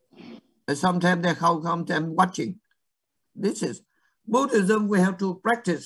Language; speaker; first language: English; non-native, fluent; Vietnamese